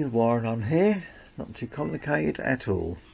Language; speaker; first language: English; native; English